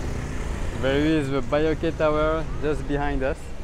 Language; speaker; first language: English; non-native, fluent; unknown